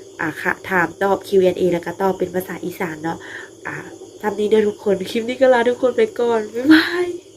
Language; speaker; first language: Thai; non-native, local second language; Northeastern Thai